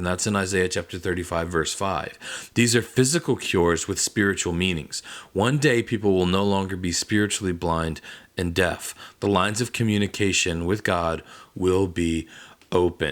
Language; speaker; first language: English; native; English